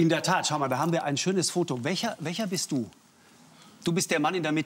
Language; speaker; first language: German; native; German